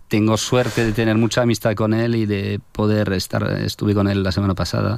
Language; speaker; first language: Spanish; non-native, fluent; French